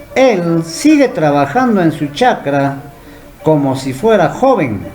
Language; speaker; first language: Spanish; non-native, local second language; Quechua